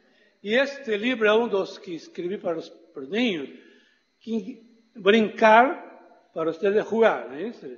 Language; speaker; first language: Portuguese; non-native, fluent; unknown